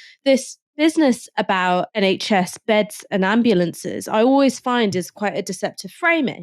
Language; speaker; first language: English; native; English